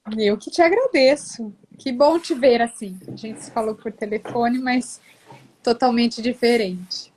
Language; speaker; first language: Portuguese; native; Portuguese